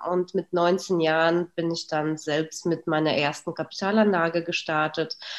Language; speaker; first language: German; early bilingual, other home language; Russian